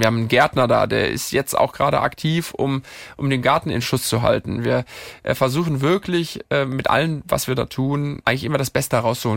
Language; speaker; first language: German; native; German